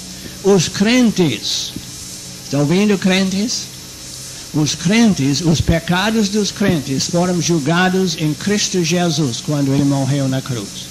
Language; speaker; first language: Portuguese; non-native, fluent; English